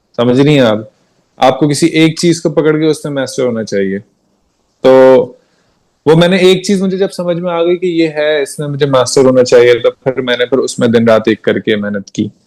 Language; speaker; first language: Hindi; native; Hindi